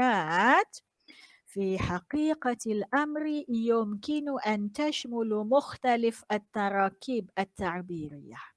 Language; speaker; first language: Arabic; non-native, fluent; Malay